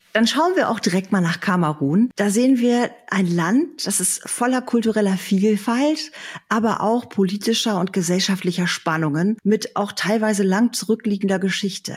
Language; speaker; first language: German; native; German